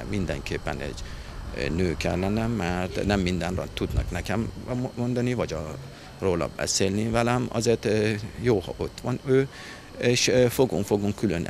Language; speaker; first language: Hungarian; non-native, learner; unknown